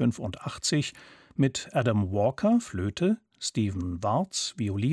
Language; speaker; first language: German; native; German